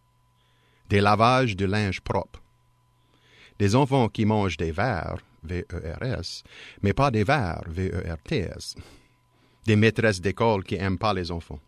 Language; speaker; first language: French; native; French